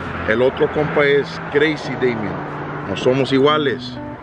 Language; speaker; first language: Spanish; early bilingual, heritage; Spanish